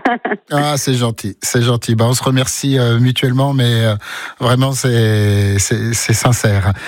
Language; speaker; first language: French; native; French